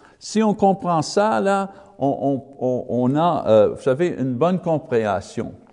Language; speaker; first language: French; non-native, learner; English